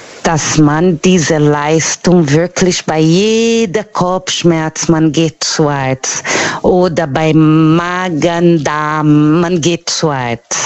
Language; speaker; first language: German; non-native, learner; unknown